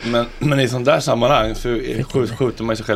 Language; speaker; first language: Swedish; native; Swedish